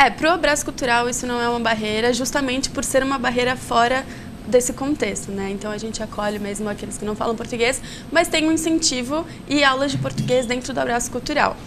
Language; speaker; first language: Portuguese; native; Portuguese